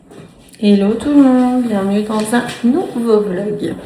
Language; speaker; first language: French; native; French